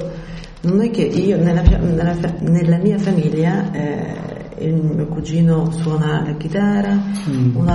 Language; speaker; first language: Italian; early bilingual, heritage; French